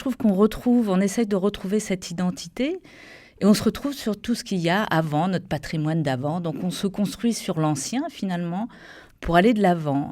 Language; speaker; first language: French; native; French